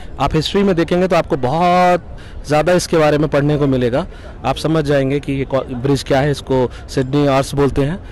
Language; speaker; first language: Hindi; native; Hindi